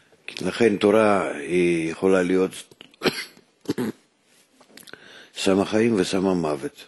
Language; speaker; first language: Hebrew; non-native, fluent; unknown